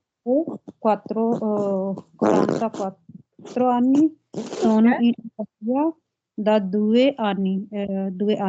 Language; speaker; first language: Italian; non-native, learner; Punjabi